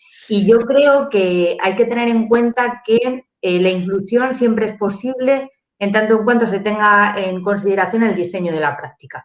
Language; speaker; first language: Spanish; native; Spanish